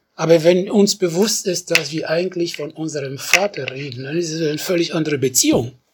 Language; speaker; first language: German; non-native, fluent; French